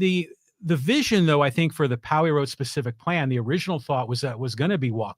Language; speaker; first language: English; native; English